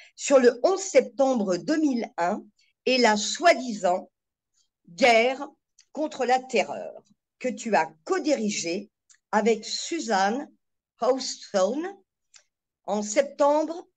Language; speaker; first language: French; native; French